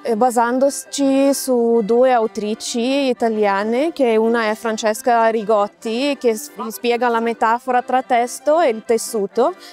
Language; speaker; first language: Italian; non-native, fluent; Lithuanian